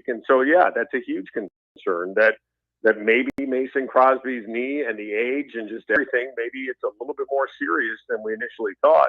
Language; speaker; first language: English; native; English